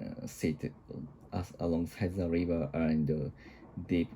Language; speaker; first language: English; non-native, learner; Japanese